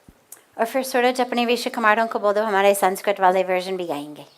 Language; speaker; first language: Hindi; non-native, fluent; English